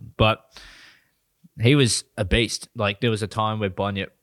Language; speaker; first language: English; native; English